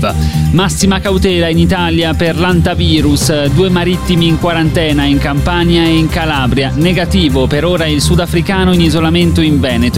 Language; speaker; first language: Italian; native; Italian